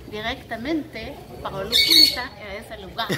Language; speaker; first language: Spanish; non-native, fluent; Hebrew